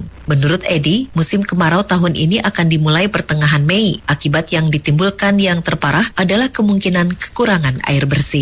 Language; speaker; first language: Indonesian; native; Indonesian